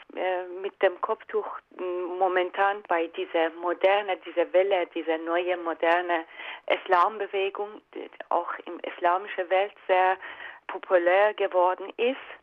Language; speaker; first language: German; non-native, fluent; Persian